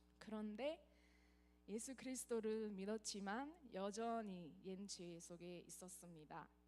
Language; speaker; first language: Korean; non-native, fluent; Nepali